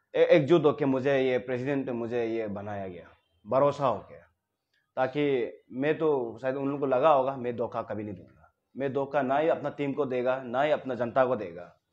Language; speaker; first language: Hindi; non-native, local second language; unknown